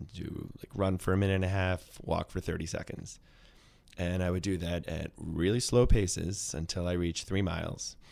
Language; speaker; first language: English; native; English